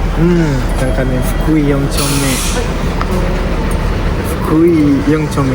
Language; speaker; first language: Japanese; non-native, learner; Nepali